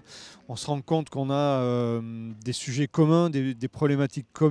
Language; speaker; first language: French; native; French